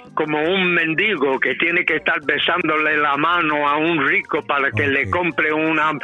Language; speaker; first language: Spanish; non-native, fluent; English